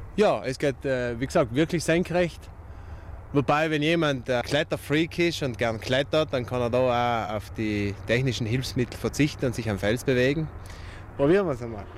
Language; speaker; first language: German; native; German